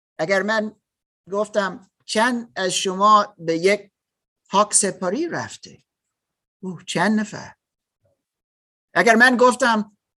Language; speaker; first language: Persian; non-native, learner; German